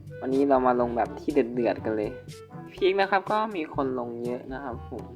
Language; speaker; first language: Thai; native; Thai